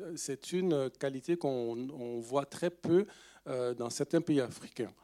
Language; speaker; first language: French; non-native, local second language; Dyula